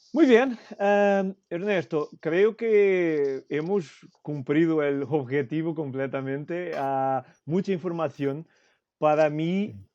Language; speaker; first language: Spanish; non-native, fluent; Portuguese